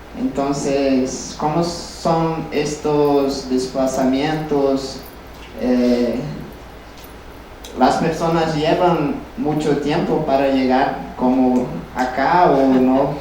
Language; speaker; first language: Spanish; non-native, fluent; Portuguese